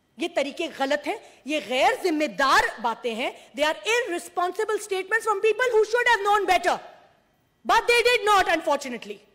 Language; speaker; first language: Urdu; non-native, local second language; Sindhi